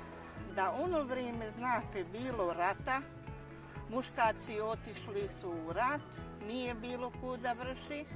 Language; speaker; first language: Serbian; non-native, local second language; Hungarian